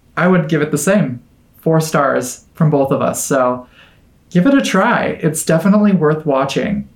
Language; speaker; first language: English; native; English